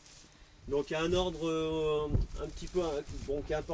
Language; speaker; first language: French; native; French